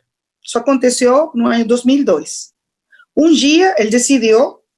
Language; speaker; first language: Portuguese; non-native, fluent; Spanish